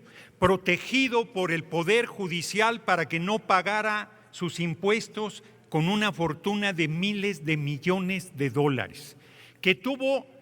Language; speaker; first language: Spanish; native; Spanish